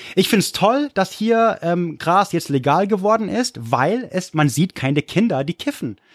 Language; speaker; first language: German; non-native, fluent; English